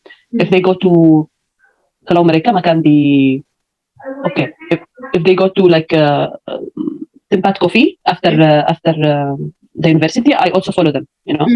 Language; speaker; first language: English; non-native, fluent; Arabic